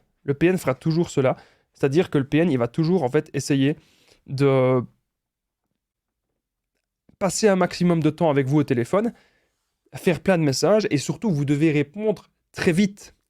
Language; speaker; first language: French; native; French